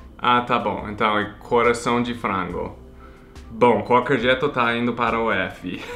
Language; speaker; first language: Portuguese; non-native, fluent; English